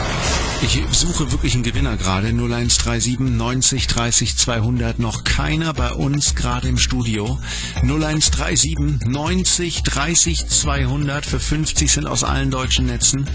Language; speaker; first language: German; native; German